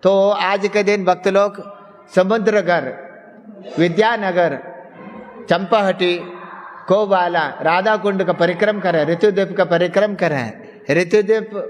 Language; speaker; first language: Hindi; non-native, local second language; Kannada